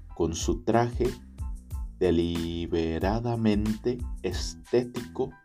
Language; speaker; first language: Spanish; native; Spanish